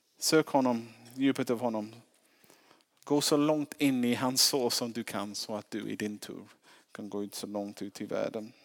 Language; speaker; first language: Swedish; non-native, fluent; English